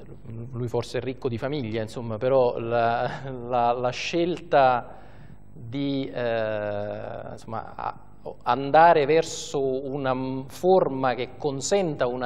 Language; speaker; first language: Italian; native; Italian